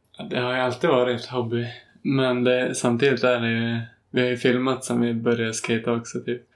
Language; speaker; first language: Swedish; native; Swedish